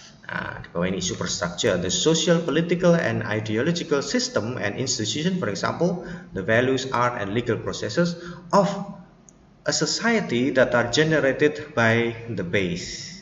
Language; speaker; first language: English; non-native, fluent; Indonesian